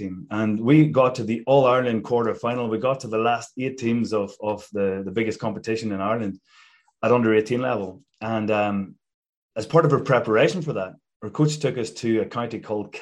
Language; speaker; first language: English; native; English